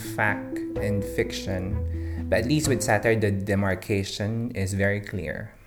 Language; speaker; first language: English; non-native, local second language; Filipino